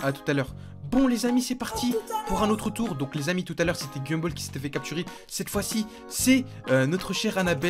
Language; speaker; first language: French; native; French